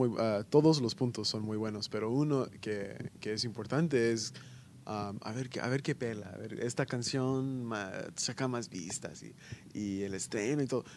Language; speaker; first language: Spanish; early bilingual, heritage; Spanish